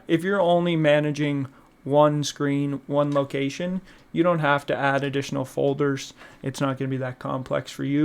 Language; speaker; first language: English; native; English